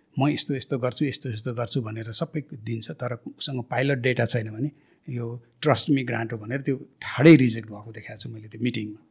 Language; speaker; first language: Nepali; native; Nepali